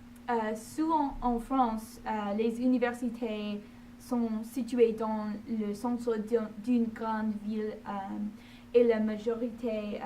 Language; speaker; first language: French; non-native, learner; English